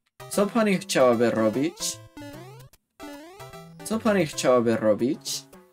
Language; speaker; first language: Polish; non-native, learner; English